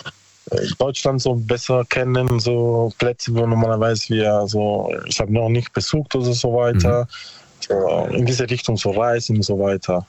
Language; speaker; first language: German; non-native, learner; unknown